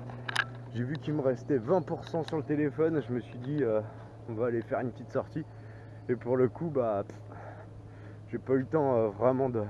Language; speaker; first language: French; native; French